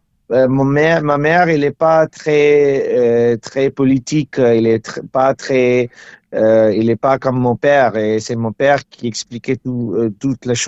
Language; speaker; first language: French; non-native, learner; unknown